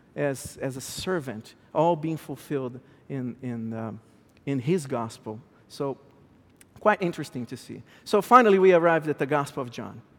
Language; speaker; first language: English; non-native, fluent; Portuguese